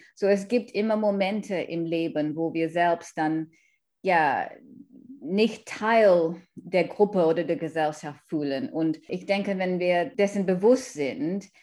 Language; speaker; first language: German; non-native, fluent; English